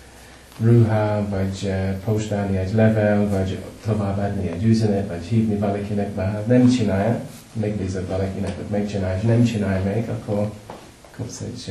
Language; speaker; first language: Hungarian; non-native, learner; English